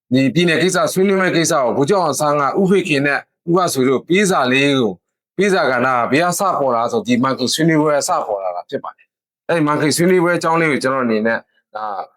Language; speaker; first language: Burmese; non-native, local second language; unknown